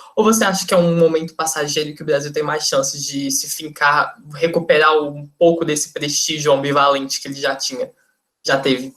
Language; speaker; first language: Portuguese; native; Portuguese